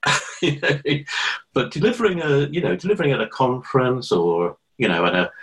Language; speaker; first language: English; native; English